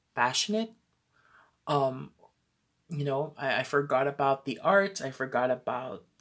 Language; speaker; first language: English; non-native, local second language; Filipino